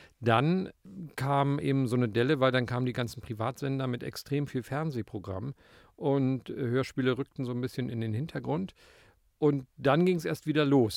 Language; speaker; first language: German; native; German